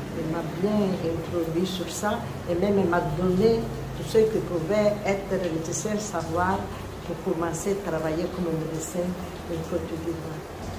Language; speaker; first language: French; non-native, fluent; Italian